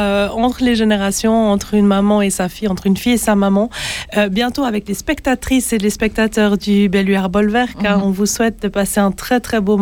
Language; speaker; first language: French; native; French